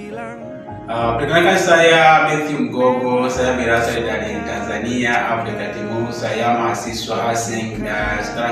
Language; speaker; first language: Indonesian; non-native, learner; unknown